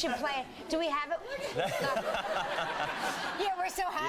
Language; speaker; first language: English; native; English